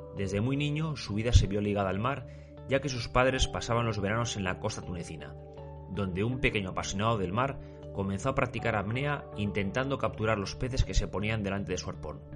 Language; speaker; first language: Spanish; native; Spanish